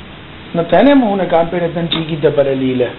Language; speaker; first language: Spanish; native; Spanish